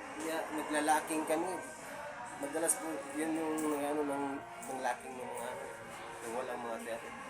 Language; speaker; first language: Filipino; non-native, local second language; Cebuano